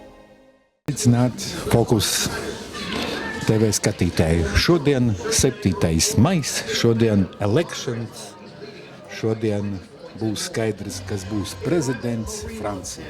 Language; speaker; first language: Latvian; non-native, local second language; Russian